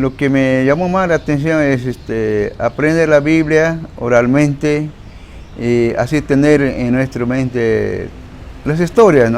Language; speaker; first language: Spanish; non-native, local second language; Shipibo-Conibo